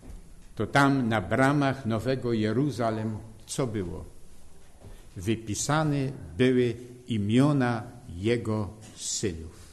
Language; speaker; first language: Polish; native; Polish